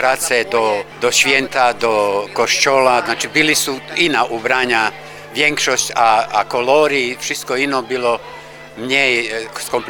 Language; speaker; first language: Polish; non-native, learner; Croatian